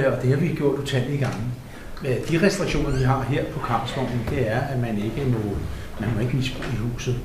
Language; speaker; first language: Danish; native; Danish